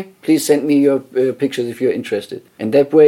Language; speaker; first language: English; non-native, fluent; German